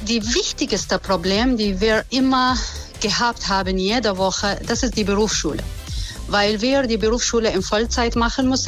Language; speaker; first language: German; non-native, learner; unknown